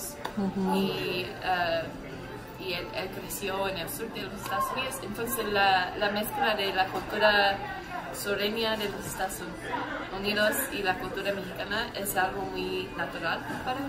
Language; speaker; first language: Spanish; early bilingual, heritage; English